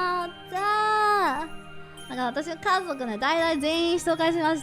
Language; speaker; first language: Japanese; non-native, learner; English